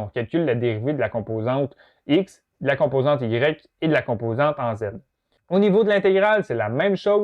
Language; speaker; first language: French; native; French